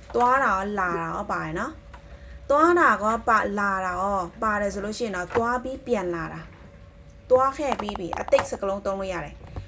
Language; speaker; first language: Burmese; non-native, local second language; Shan